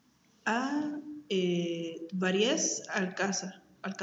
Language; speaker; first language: Russian; non-native, learner; Spanish